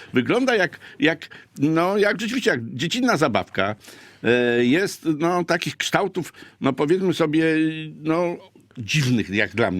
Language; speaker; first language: Polish; native; Polish